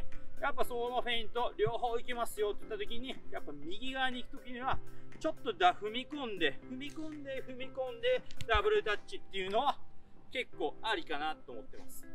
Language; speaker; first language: Japanese; native; Japanese